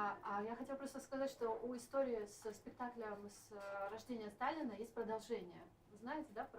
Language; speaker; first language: Russian; native; Russian